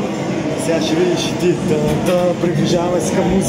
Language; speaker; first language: Bulgarian; native; Bulgarian